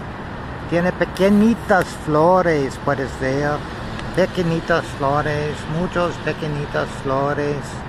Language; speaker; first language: Spanish; non-native, learner; English